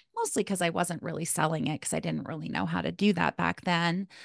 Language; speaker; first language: English; native; English